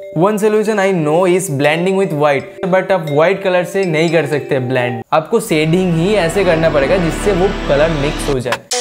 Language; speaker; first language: Hindi; non-native, local second language; Bangla